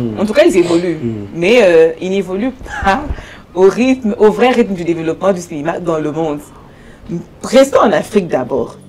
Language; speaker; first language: French; non-native, local second language; Lingala